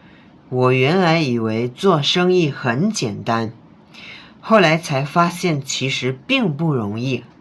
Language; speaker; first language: Chinese; non-native, fluent; Indonesian